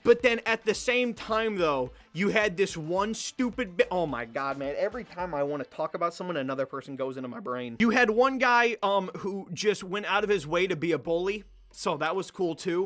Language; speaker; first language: English; native; English